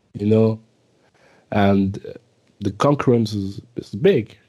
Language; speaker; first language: English; early bilingual, other home language; German